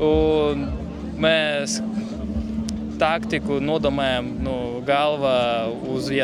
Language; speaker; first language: Latvian; non-native, local second language; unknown